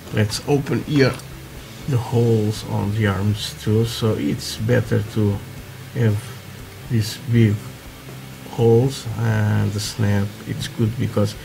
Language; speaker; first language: English; non-native, learner; Portuguese